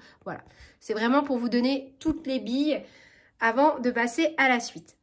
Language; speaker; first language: French; native; French